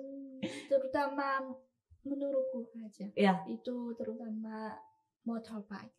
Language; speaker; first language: Indonesian; non-native, learner; Chinese